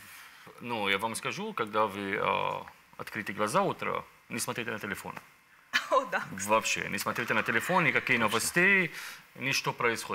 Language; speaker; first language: Russian; non-native, learner; Arabic